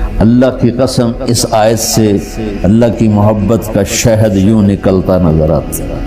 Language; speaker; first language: Urdu; non-native, local second language; Punjabi